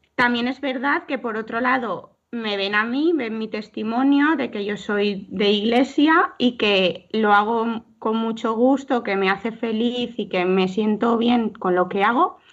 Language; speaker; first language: Spanish; native; Spanish